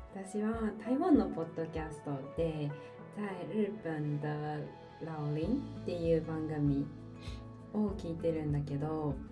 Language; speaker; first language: Japanese; native; Japanese